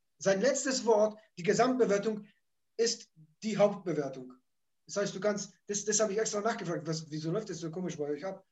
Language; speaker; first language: German; early bilingual, other home language; Polish